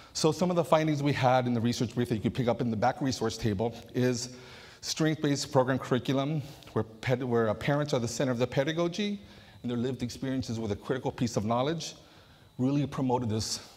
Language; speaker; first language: English; native; English